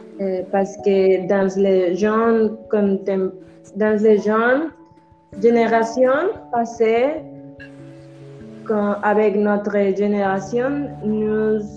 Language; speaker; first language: French; non-native, learner; Spanish